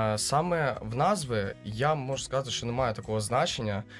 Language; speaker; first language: Ukrainian; native; Ukrainian